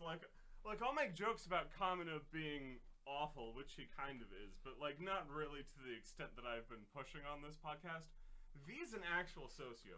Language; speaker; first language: English; native; English